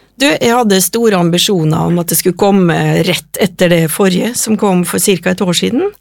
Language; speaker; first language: Norwegian; native; Norwegian